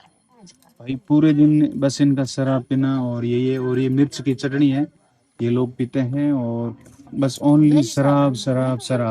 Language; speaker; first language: Hindi; native; Hindi